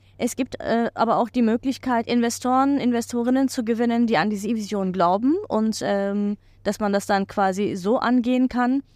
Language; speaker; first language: German; non-native, fluent; Turkish